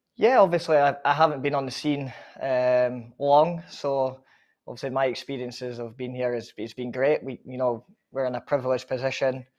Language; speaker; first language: English; native; English